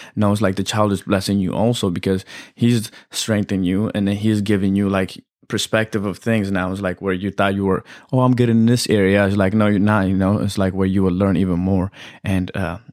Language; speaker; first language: English; early bilingual, other home language; Amharic